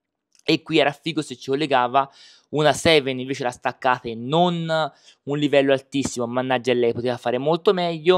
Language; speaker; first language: Italian; native; Italian